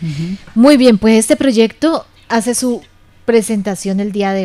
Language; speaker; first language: Spanish; native; Spanish